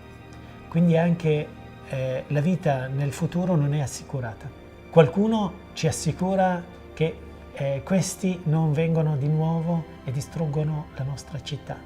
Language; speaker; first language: Italian; non-native, fluent; Assyrian Neo-Aramaic